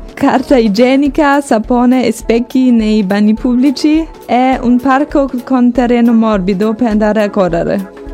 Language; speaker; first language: Italian; non-native, learner; German